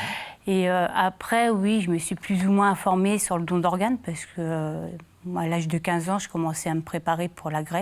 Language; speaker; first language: French; native; French